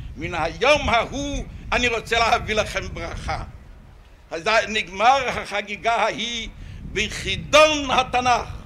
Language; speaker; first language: Hebrew; non-native, fluent; Yiddish